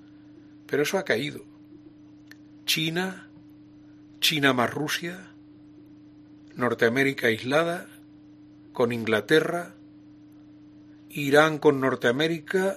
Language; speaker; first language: Spanish; native; Spanish